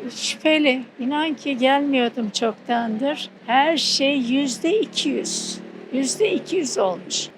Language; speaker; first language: Turkish; non-native, fluent; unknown